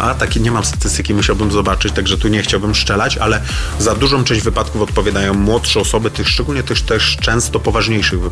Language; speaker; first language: Polish; native; Polish